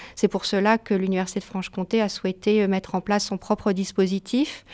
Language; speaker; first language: French; native; French